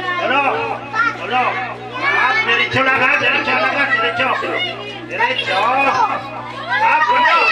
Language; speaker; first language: Filipino; non-native, local second language; Bikol